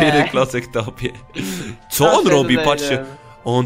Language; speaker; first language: Polish; native; Polish